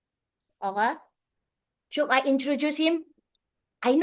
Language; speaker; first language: English; non-native, fluent; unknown